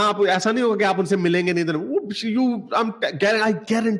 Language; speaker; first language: Hindi; native; Hindi